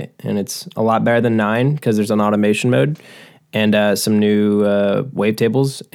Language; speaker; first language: English; native; English